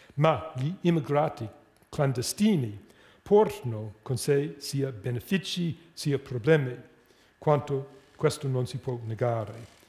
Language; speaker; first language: Italian; non-native, fluent; English